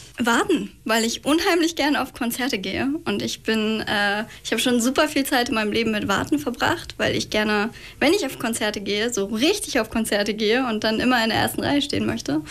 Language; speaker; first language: German; native; German